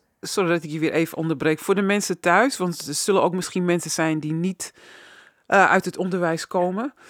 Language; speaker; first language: Dutch; native; Dutch